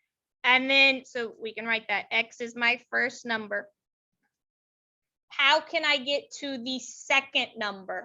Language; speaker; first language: English; native; English